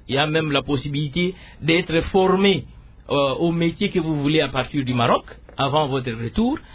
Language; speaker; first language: French; non-native, local second language; Lingala